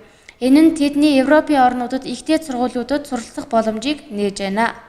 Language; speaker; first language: Mongolian; non-native, local second language; Kazakh